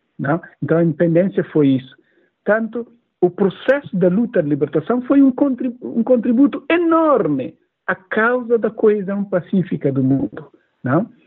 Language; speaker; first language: Portuguese; non-native, local second language; Upper Guinea Crioulo